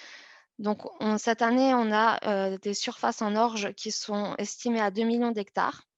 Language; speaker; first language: French; native; French